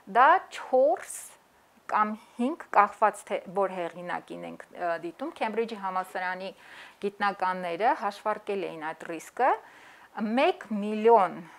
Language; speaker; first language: Armenian; native; Armenian